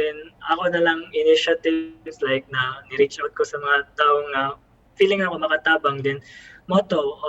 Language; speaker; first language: Cebuano; native; Cebuano